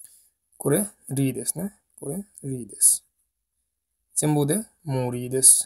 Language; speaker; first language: Japanese; non-native, learner; Bangla